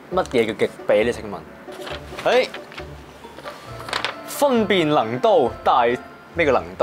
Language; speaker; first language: Chinese; native; Chinese